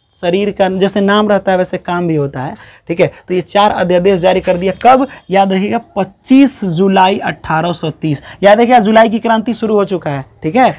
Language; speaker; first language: Hindi; native; Hindi